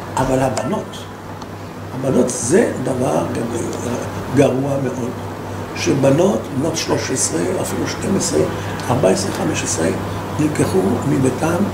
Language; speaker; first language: Hebrew; non-native, fluent; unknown